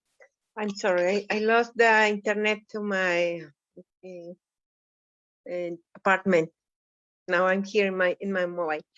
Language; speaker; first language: English; non-native, fluent; Spanish